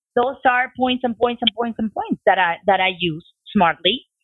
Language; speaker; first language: English; non-native, fluent; Spanish